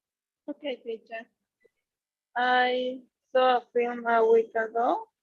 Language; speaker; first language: English; non-native, learner; Spanish